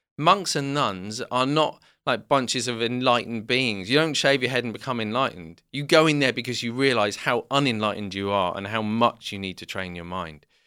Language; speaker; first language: English; native; English